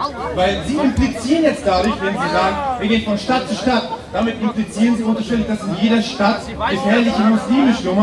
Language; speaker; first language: German; native; German